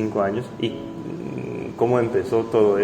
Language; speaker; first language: Spanish; non-native, fluent; French